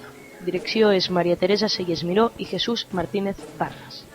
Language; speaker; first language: Catalan; native; Catalan